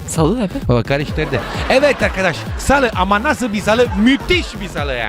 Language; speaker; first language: Turkish; non-native, learner; Italian